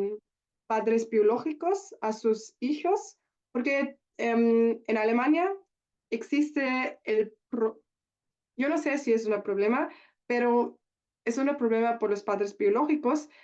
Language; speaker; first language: Spanish; non-native, learner; German